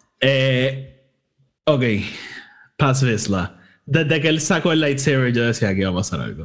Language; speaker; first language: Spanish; native; Spanish